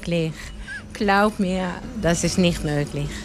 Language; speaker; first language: German; non-native, learner; Dutch